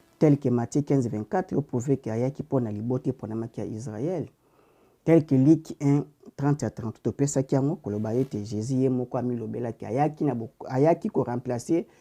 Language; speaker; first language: Lingala; non-native, local second language; Kongo